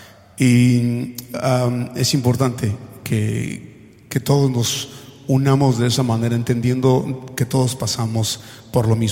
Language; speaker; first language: Spanish; native; Spanish